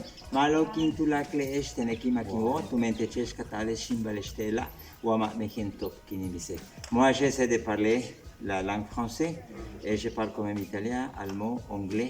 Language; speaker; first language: French; non-native, learner; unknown